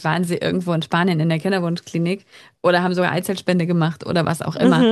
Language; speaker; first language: German; native; German